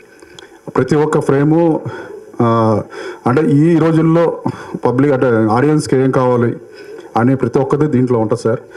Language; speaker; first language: Telugu; native; Telugu